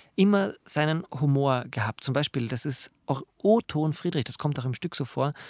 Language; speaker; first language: German; native; German